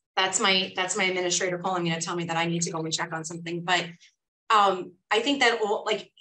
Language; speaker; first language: English; native; English